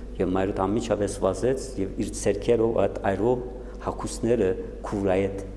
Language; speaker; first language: Armenian; native; Armenian